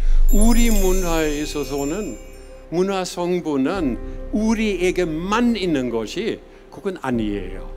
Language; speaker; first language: Korean; non-native, fluent; German